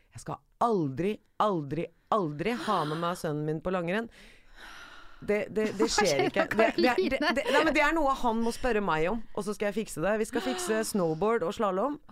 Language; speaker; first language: Norwegian; early bilingual, other home language; Persian